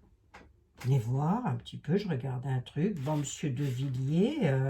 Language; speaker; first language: French; native; French